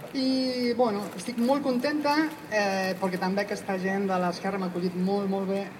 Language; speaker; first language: Catalan; non-native, learner; Spanish